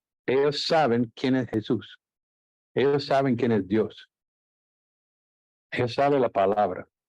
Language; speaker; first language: Spanish; non-native, fluent; English